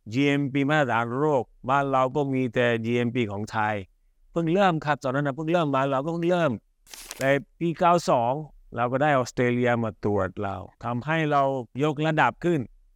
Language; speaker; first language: Thai; early bilingual, other home language; Hindi